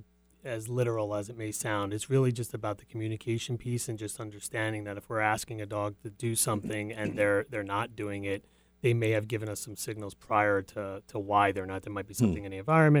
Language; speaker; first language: English; native; English